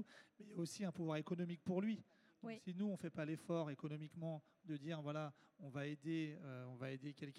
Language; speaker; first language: French; native; French